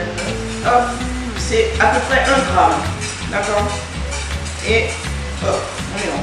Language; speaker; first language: French; native; French